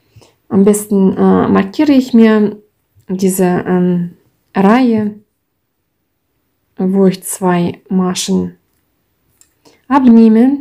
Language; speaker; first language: German; non-native, fluent; Russian